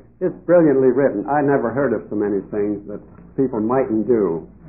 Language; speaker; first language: English; non-native, fluent; Dutch